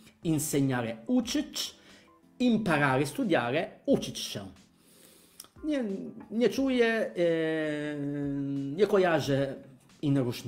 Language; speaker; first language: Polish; non-native, fluent; Italian